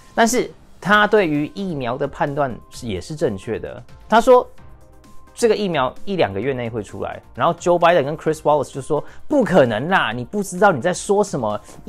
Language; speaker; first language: Chinese; native; Chinese